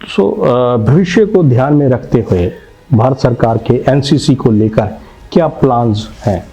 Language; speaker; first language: Hindi; non-native, local second language; Punjabi